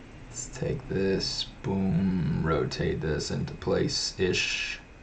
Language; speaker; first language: English; native; English